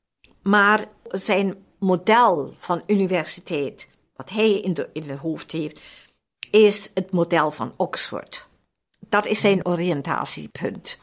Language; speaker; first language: Dutch; non-native, fluent; German